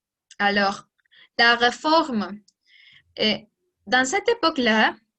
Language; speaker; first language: French; non-native, learner; Spanish